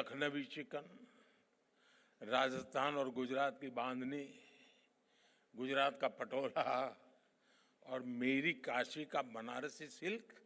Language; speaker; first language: Hindi; non-native, local second language; Gujarati